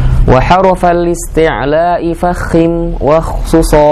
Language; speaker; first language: Arabic; non-native, fluent; Indonesian